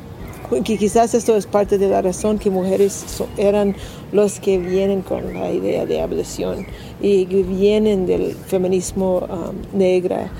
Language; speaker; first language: Spanish; non-native, learner; English